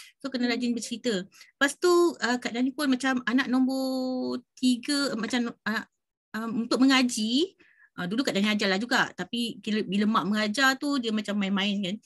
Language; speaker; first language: Malay; native; Malay